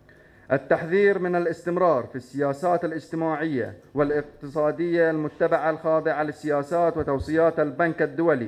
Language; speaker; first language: Arabic; native; Arabic